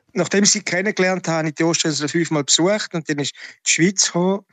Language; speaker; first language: German; native; German